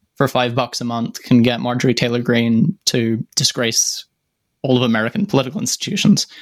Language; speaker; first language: English; native; English